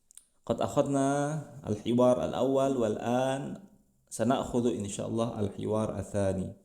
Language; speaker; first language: Arabic; non-native, fluent; Indonesian